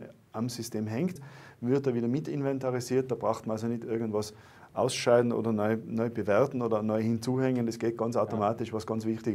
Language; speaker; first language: German; native; German